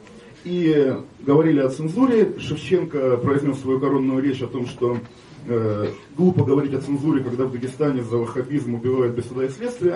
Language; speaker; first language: Russian; native; Russian